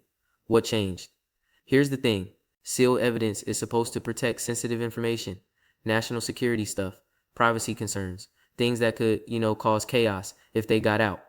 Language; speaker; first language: English; native; English